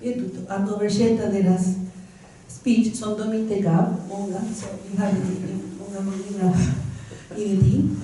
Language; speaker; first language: Swedish; non-native, fluent; Spanish